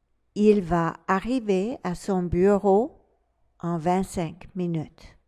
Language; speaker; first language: French; non-native, fluent; English